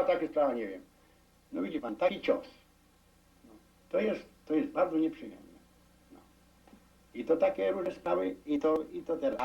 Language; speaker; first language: Polish; non-native, local second language; Rusyn